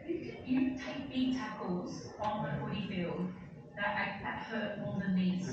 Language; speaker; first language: English; native; English